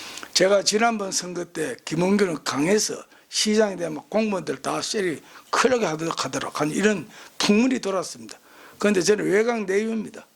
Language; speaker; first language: Korean; native; Korean